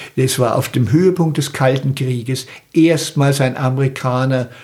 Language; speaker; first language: German; native; German